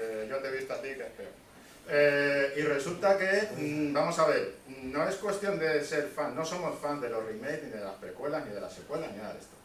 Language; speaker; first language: Spanish; native; Spanish